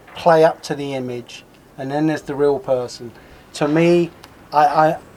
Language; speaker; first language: English; native; English